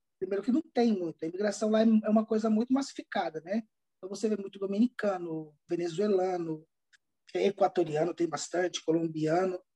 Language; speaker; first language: Portuguese; native; Portuguese